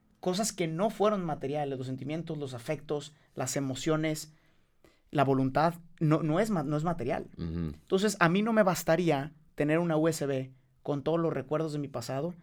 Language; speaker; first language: Spanish; native; Spanish